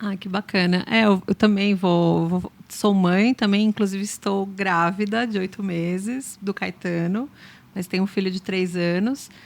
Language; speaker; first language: Portuguese; native; Portuguese